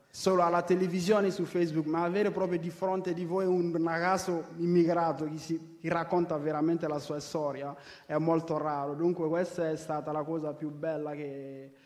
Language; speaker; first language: Italian; non-native, fluent; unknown